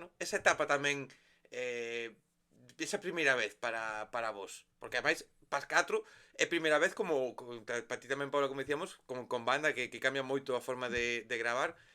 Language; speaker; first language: Galician; non-native, local second language; Spanish